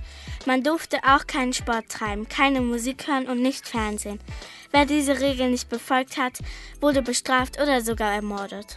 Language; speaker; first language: German; early bilingual, other home language; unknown